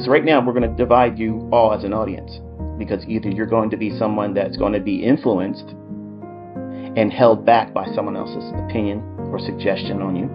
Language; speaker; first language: English; native; English